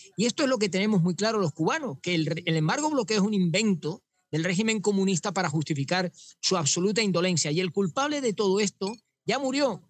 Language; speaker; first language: Spanish; native; Spanish